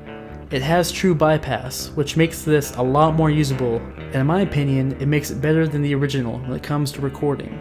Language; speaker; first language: English; native; English